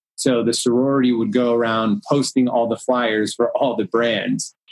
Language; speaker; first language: English; early bilingual, other home language; Hindi